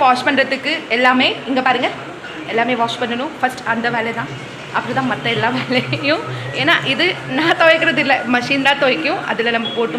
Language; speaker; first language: Tamil; non-native, local second language; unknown